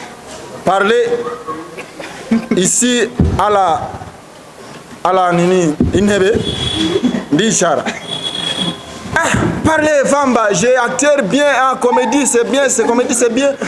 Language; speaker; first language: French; non-native, learner; Rundi